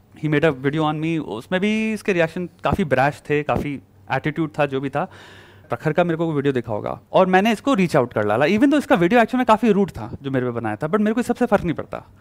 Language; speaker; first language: Hindi; native; Hindi